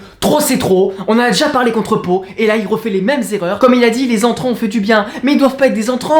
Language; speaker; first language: French; native; French